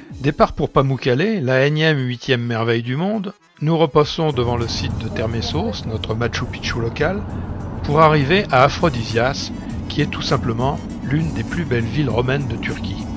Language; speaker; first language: French; native; French